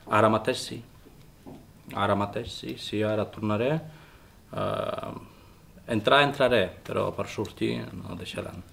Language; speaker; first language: Catalan; non-native, learner; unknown